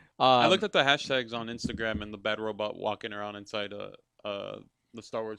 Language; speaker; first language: English; native; English